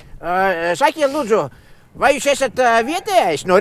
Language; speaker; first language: Latvian; non-native, learner; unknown